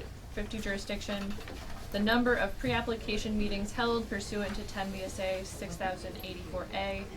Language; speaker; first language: English; native; English